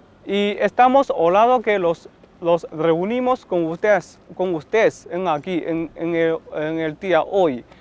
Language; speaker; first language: Spanish; non-native, learner; Chinese